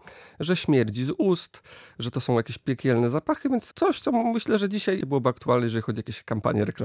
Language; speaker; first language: Polish; native; Polish